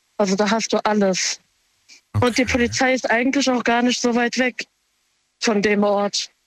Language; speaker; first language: German; native; German